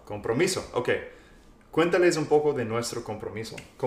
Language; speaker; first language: Spanish; non-native, fluent; English